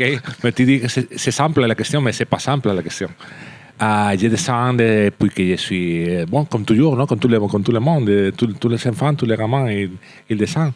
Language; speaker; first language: French; non-native, learner; Spanish